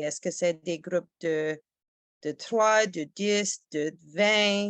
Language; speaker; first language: French; non-native, fluent; English